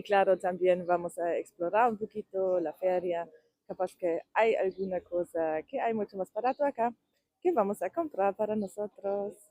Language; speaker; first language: Spanish; non-native, fluent; German